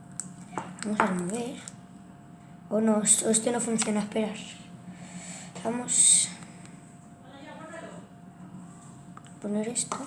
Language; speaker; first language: Spanish; native; Spanish